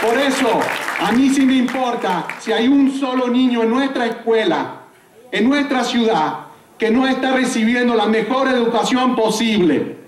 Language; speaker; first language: Spanish; early bilingual, heritage; Spanish